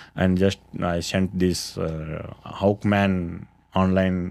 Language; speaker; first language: English; non-native, local second language; Kannada